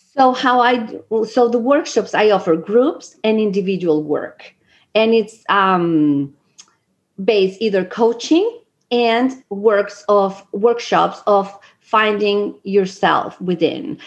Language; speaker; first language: English; non-native, fluent; Spanish